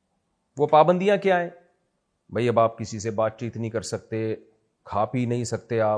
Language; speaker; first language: Urdu; native; Urdu